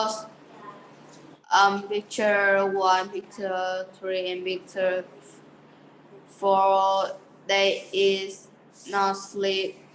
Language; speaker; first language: English; non-native, learner; Vietnamese